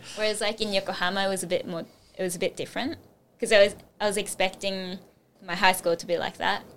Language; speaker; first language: English; non-native, fluent; Japanese